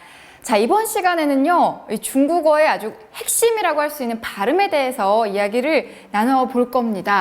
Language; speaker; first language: Korean; native; Korean